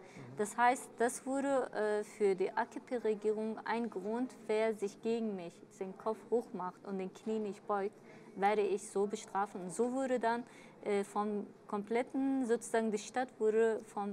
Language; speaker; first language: German; early bilingual, other home language; Kurdish